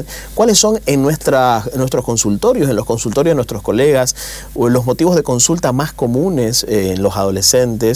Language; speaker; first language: Spanish; native; Spanish